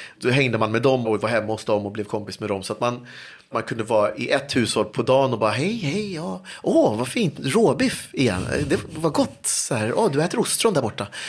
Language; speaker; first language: Swedish; early bilingual, other home language; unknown